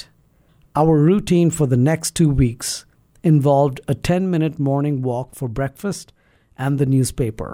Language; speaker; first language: English; non-native, local second language; Malayalam